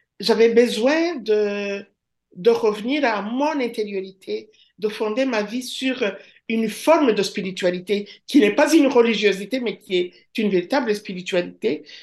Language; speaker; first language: French; non-native, local second language; Kinyarwanda